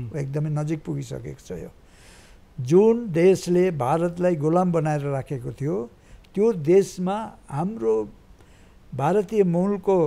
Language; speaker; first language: Nepali; native; Nepali